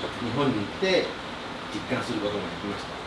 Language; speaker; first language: Japanese; non-native, fluent; Indonesian